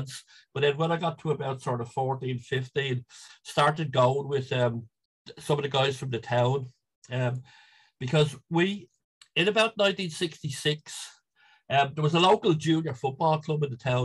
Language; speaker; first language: English; native; English